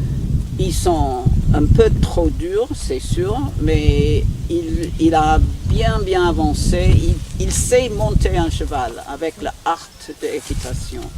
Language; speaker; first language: French; non-native, fluent; English